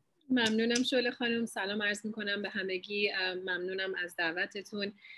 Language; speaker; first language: Persian; early bilingual, heritage; Persian